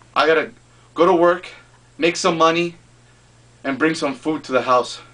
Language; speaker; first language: English; native; English